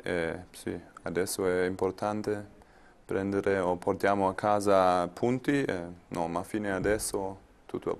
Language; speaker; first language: Italian; non-native, learner; German